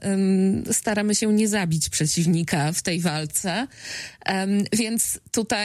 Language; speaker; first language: Polish; native; Polish